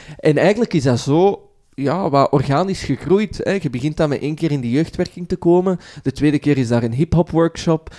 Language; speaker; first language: Dutch; early bilingual, other home language; Arabic